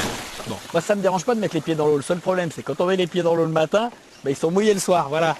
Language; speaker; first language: French; native; French